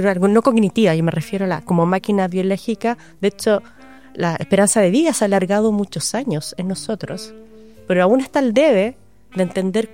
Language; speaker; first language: Spanish; native; Spanish